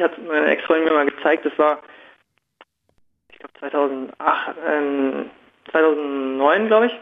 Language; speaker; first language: German; native; German